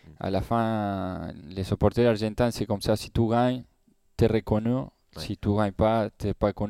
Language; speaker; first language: French; non-native, learner; Spanish